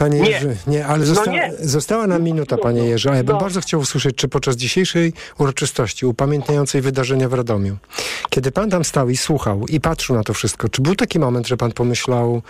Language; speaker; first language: Polish; native; Polish